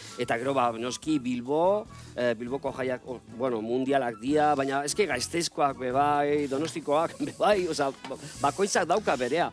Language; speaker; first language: Basque; non-native, local second language; Spanish